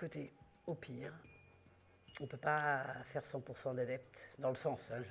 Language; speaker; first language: French; native; French